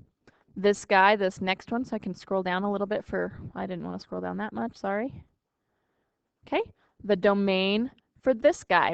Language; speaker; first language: English; native; English